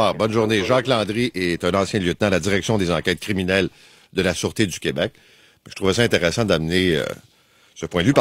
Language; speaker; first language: French; native; French